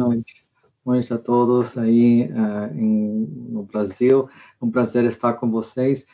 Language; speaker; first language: Portuguese; non-native, fluent; Spanish